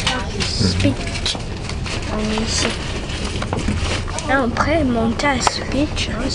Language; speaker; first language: French; early bilingual, other home language; Polish